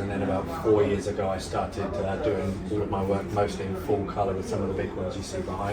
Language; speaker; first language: English; native; English